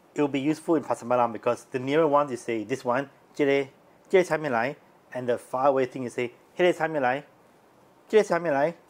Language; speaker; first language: English; non-native, local second language; Min Nan Chinese